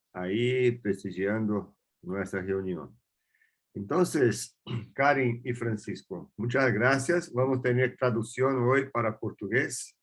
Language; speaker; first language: Spanish; non-native, fluent; Portuguese